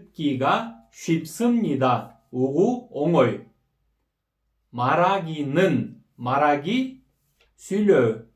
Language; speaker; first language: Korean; non-native, fluent; Kyrgyz